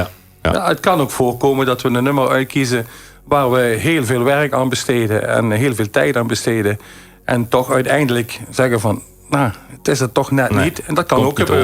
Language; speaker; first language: Dutch; native; Dutch